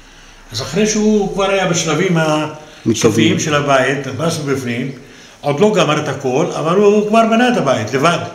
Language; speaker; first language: Hebrew; non-native, local second language; Arabic